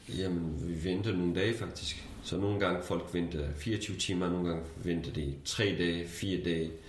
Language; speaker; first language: Danish; non-native, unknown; Kurdish